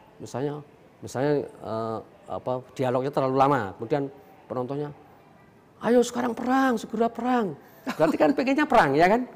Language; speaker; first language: Indonesian; non-native, local second language; Javanese